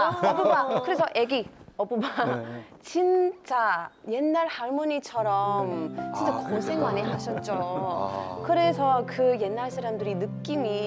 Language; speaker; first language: Korean; non-native, learner; English